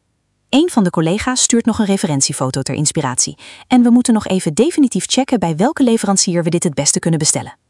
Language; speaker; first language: Dutch; native; Dutch